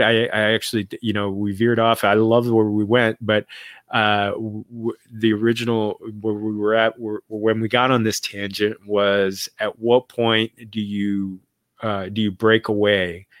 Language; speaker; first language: English; native; English